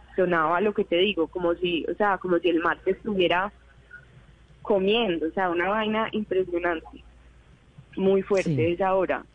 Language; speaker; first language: Spanish; native; Spanish